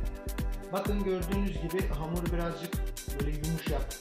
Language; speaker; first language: Turkish; native; Turkish